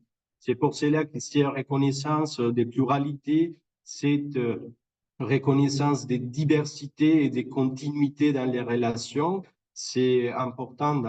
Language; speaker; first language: French; non-native, fluent; Spanish